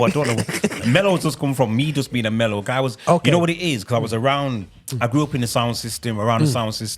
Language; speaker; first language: English; native; English